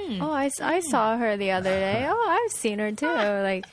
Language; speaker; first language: English; non-native, fluent; Japanese